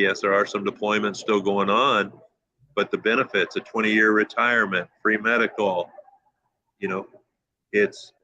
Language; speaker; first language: English; native; English